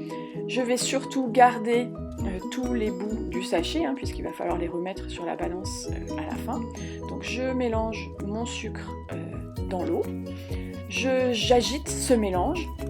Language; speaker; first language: French; native; French